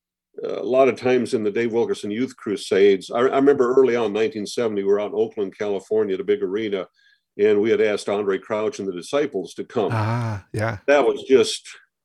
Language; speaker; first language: English; native; English